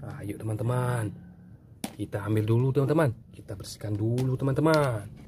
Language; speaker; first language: Indonesian; native; Indonesian